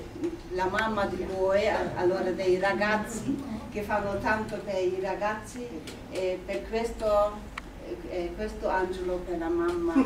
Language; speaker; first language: Italian; non-native, fluent; German